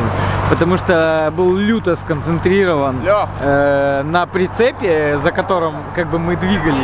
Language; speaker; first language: Russian; native; Russian